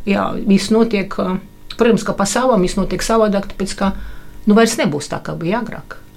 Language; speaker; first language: Latvian; non-native, local second language; Russian